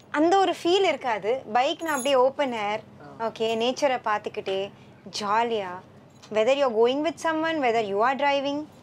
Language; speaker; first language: Tamil; non-native, local second language; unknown